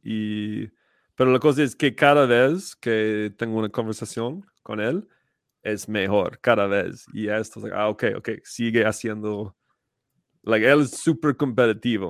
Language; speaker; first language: Spanish; non-native, fluent; English